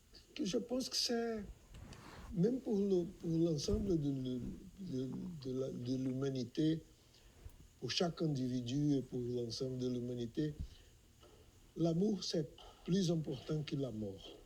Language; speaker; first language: French; non-native, fluent; Portuguese